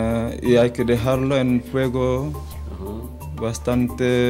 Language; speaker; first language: Spanish; non-native, fluent; Indonesian